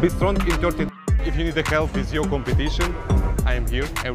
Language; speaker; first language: English; non-native, learner; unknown